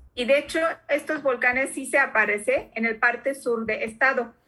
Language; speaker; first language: Spanish; non-native, fluent; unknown